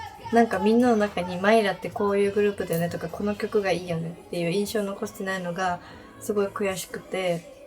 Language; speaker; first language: Japanese; native; Japanese